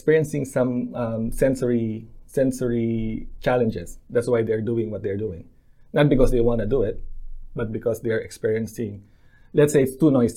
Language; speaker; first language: English; non-native, local second language; Filipino